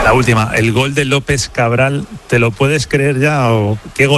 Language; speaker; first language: Spanish; native; Spanish